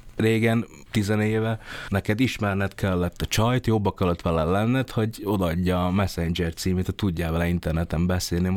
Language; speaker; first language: Hungarian; early bilingual, other home language; Vietnamese